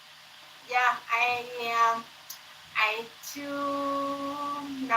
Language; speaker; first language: English; non-native, learner; Thai